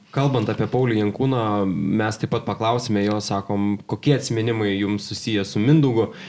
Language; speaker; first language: Lithuanian; native; Lithuanian